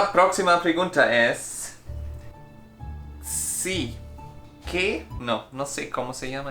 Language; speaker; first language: Spanish; non-native, fluent; English